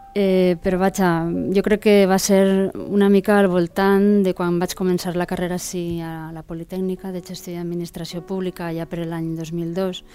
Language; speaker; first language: Catalan; non-native, local second language; Spanish